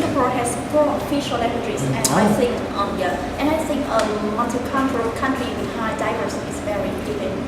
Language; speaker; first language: English; non-native, learner; Vietnamese